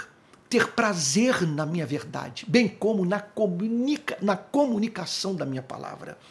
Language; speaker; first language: Portuguese; native; Portuguese